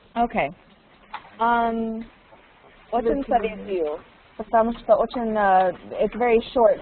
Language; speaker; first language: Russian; non-native, learner; English